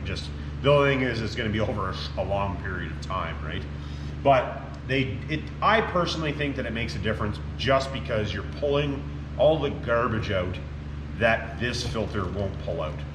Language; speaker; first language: English; native; English